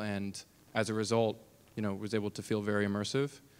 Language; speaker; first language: English; native; English